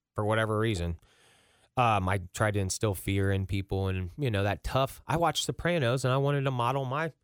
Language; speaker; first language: English; native; English